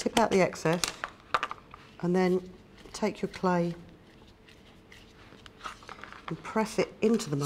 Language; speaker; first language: English; native; English